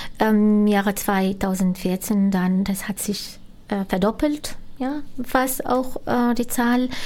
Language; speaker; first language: German; non-native, fluent; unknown